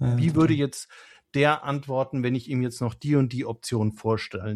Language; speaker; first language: German; native; German